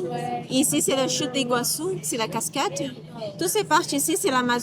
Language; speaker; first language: French; non-native, fluent; Portuguese